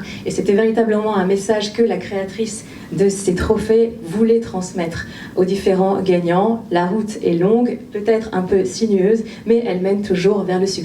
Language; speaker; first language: French; native; French